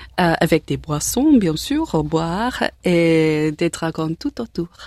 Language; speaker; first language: French; non-native, learner; English